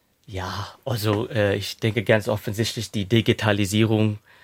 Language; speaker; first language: German; non-native, fluent; Urdu